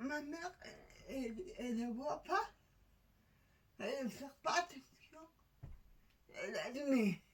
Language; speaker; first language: French; non-native, learner; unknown